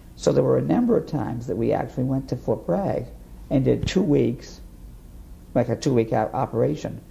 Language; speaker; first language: English; native; English